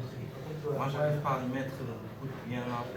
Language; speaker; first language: French; native; French